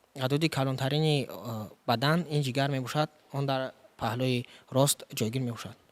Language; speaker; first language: Tajik; native; Tajik